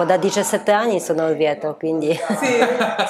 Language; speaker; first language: Italian; non-native, fluent; Polish